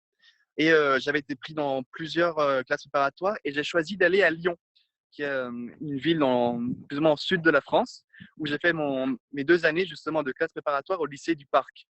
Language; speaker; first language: French; non-native, fluent; Italian